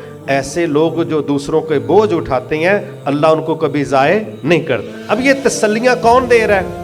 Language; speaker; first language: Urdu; non-native, local second language; Punjabi